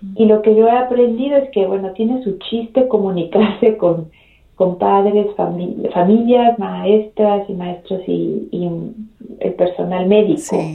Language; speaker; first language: Spanish; native; Spanish